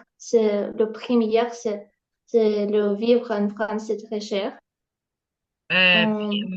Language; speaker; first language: French; non-native, learner; Ukrainian